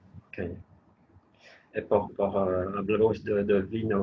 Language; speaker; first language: Spanish; non-native, learner; French